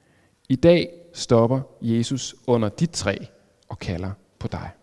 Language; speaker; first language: Danish; native; Danish